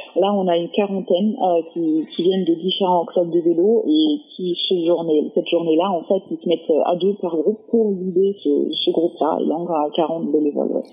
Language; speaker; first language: French; non-native, fluent; German